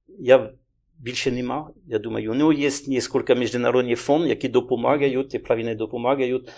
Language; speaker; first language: Ukrainian; non-native, learner; French